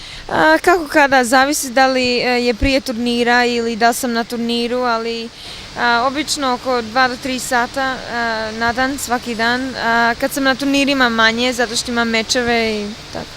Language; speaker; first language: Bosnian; early bilingual, other home language; Serbian